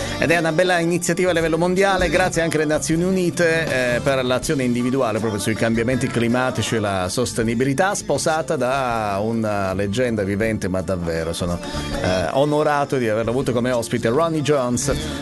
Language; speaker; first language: Italian; native; Italian